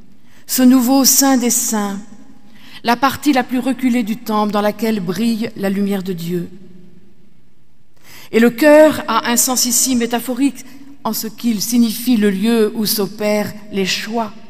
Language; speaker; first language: French; native; French